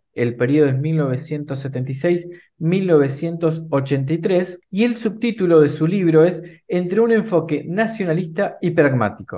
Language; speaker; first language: Spanish; native; Spanish